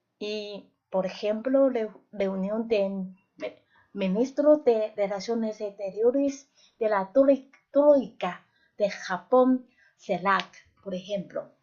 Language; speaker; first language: Spanish; non-native, fluent; Chinese